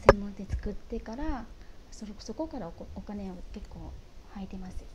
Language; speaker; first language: Japanese; non-native, learner; Vietnamese